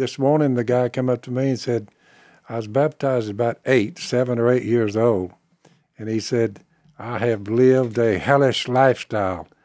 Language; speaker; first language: English; native; English